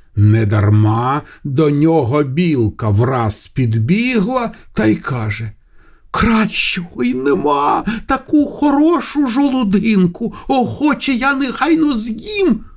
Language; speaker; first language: Ukrainian; non-native, local second language; Russian